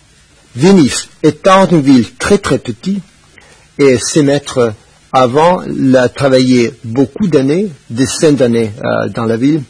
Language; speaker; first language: French; non-native, fluent; Spanish